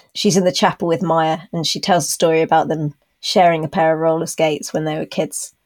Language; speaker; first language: English; native; English